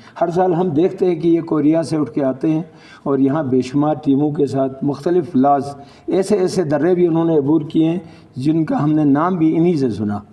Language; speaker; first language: Urdu; non-native, local second language; Balti